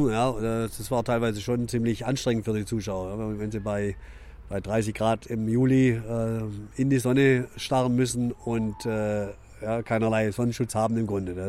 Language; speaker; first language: German; native; German